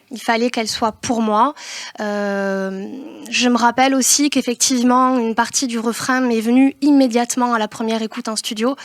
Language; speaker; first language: French; native; French